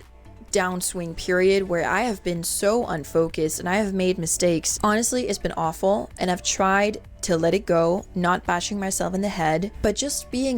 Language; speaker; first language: English; non-native, fluent; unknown